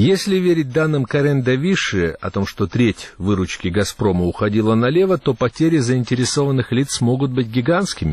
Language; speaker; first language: Russian; native; Russian